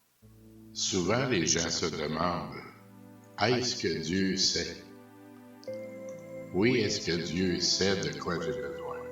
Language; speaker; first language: French; native; French